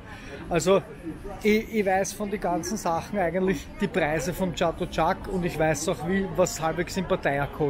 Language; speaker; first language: German; native; German